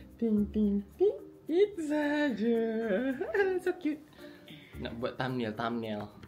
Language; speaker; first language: Malay; native; Malay